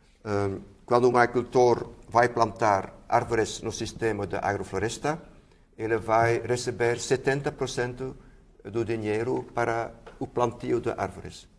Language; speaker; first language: Portuguese; non-native, fluent; Dutch